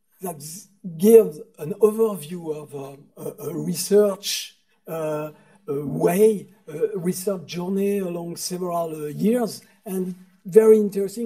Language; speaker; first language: English; non-native, fluent; French